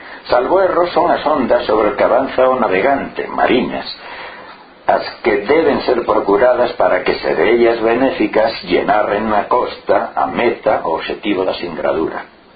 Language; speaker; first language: Spanish; native; Spanish